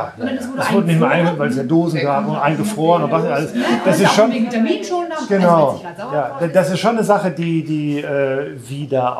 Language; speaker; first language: German; native; German